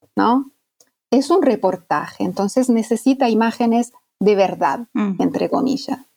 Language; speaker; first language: Spanish; non-native, fluent; Italian